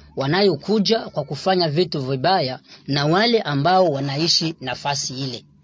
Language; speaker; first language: Swahili; non-native, local second language; Rundi